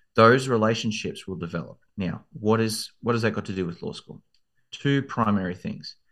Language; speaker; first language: English; native; English